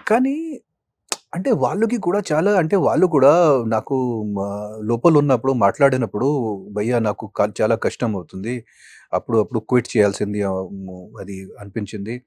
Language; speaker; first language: Telugu; non-native, fluent; Hindi